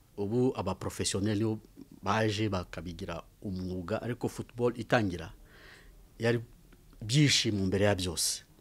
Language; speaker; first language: Kinyarwanda; early bilingual, heritage; Kinyarwanda